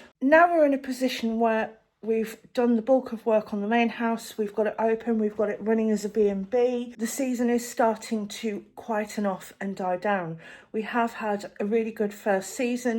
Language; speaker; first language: English; native; English